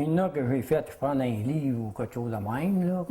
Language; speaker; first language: French; native; French